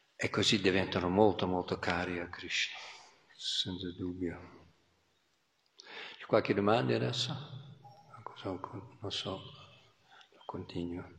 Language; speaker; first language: Italian; non-native, fluent; English